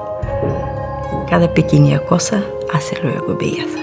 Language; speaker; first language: Spanish; non-native, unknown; Russian